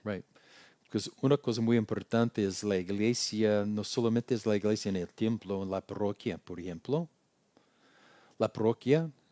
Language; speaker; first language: Spanish; non-native, learner; English